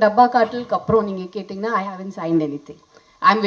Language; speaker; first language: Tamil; non-native, fluent; Hindi